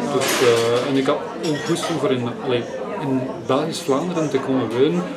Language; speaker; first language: Dutch; non-native, local second language; French